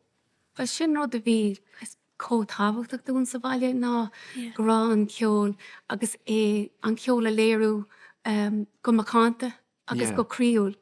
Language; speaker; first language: Irish; non-native, local second language; English